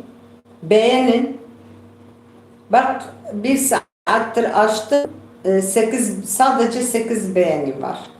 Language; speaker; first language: Turkish; non-native, local second language; Kurdish